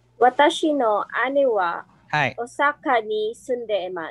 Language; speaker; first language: Japanese; non-native, learner; Filipino